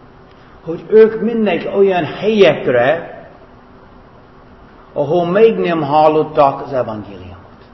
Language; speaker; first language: Hungarian; non-native, fluent; English